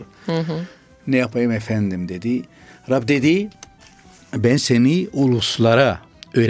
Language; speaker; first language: Turkish; non-native, fluent; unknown